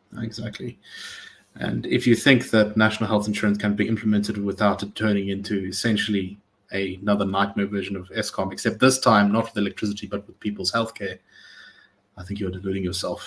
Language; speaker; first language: English; native; English